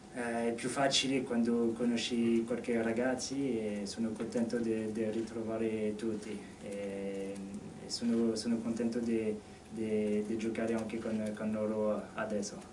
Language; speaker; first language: Italian; non-native, fluent; French